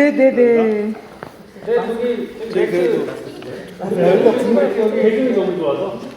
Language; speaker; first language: Korean; native; Korean